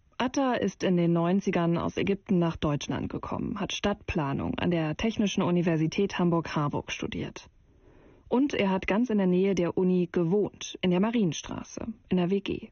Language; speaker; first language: German; native; German